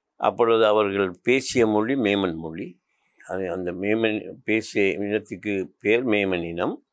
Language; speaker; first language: Tamil; non-native, local second language; Memoni